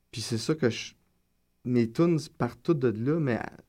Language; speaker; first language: French; native; French